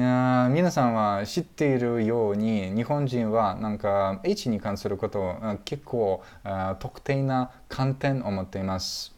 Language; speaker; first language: Japanese; non-native, fluent; Russian